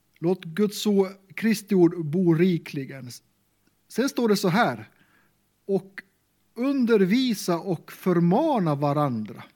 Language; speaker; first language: Swedish; native; Swedish